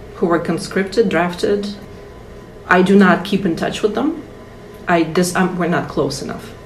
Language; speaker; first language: English; non-native, fluent; Russian